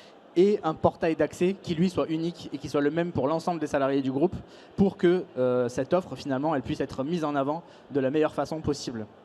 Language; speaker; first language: French; native; French